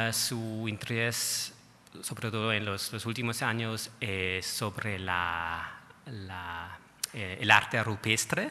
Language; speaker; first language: Spanish; non-native, fluent; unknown